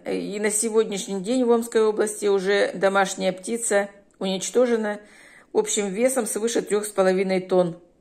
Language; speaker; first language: Russian; native; Russian